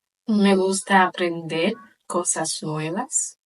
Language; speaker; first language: Spanish; non-native, local second language; Haitian Creole